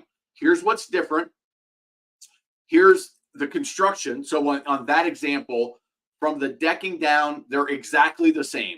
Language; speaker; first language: English; native; English